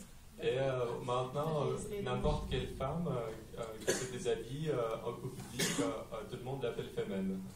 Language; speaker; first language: French; non-native, fluent; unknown